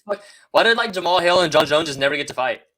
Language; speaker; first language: English; native; English